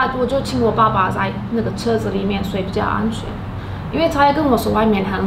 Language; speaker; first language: Chinese; non-native, fluent; Turkish